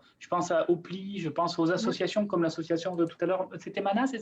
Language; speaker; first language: French; native; French